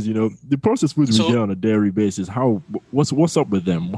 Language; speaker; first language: English; non-native, local second language; Yoruba